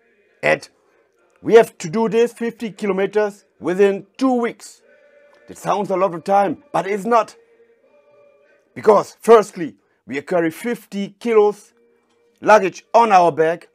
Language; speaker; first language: English; non-native, fluent; German